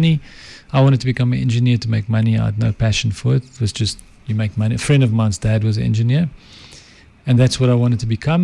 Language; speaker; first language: English; non-native, local second language; Afrikaans